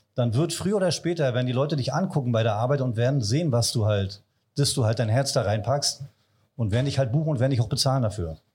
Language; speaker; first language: German; native; German